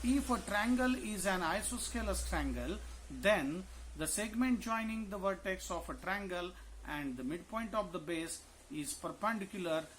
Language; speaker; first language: English; non-native, local second language; Marathi